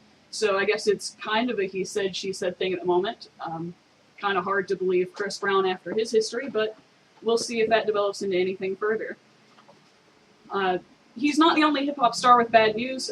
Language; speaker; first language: English; native; English